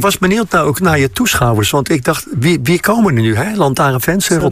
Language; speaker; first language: Dutch; native; Dutch